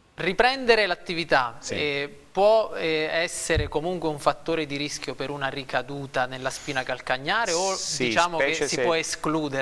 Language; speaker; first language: Italian; native; Italian